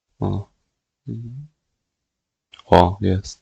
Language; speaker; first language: Polish; native; Polish